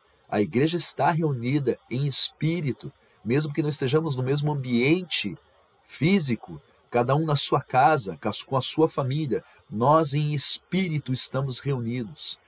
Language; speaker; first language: Portuguese; native; Portuguese